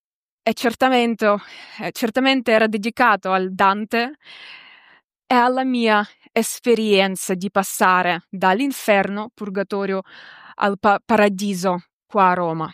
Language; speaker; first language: Italian; non-native, fluent; Ukrainian